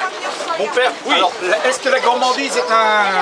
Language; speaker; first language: French; native; French